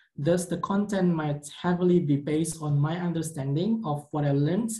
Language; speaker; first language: English; non-native, fluent; Indonesian